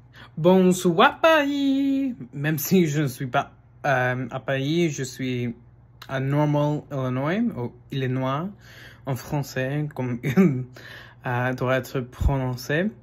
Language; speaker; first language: French; non-native, fluent; English